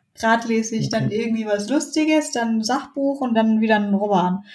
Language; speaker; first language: German; native; German